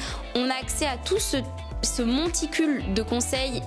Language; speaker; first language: French; native; French